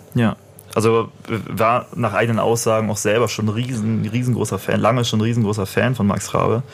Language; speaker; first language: German; native; German